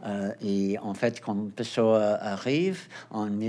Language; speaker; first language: French; non-native, fluent; Portuguese